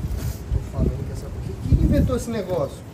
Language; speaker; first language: Portuguese; native; Portuguese